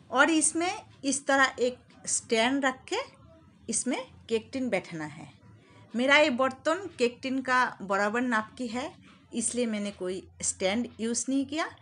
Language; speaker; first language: Hindi; non-native, local second language; Bangla